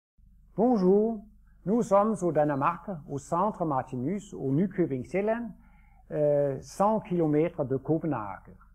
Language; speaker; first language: French; non-native, fluent; Danish